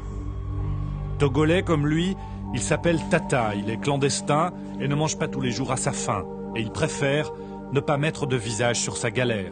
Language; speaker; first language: French; native; French